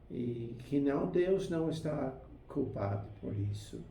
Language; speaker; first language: Portuguese; non-native, fluent; English